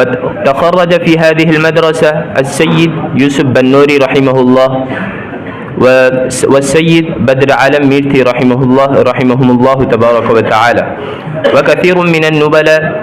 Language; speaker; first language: Arabic; non-native, learner; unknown